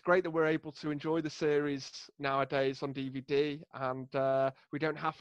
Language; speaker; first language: English; native; English